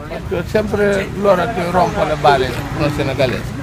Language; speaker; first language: Italian; non-native, learner; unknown